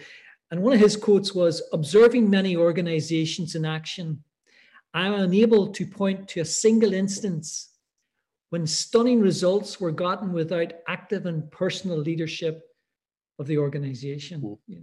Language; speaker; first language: English; native; English